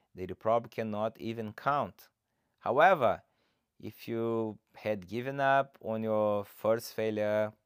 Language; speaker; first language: English; non-native, fluent; Portuguese